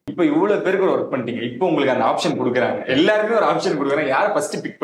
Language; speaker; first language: Tamil; native; Tamil